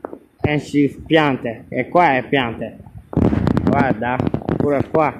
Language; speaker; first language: Italian; non-native, learner; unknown